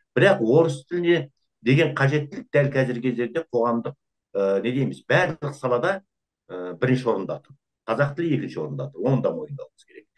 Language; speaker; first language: Kazakh; native; Kazakh